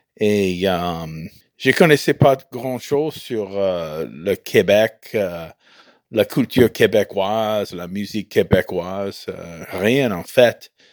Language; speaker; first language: French; non-native, fluent; English